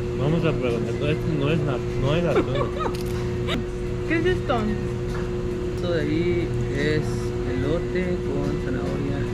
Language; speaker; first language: Spanish; non-native, learner; Korean